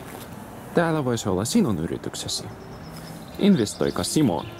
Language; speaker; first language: Finnish; non-native, fluent; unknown